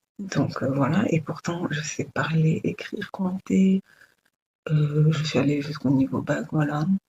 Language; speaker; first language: French; early bilingual, other home language; Lingala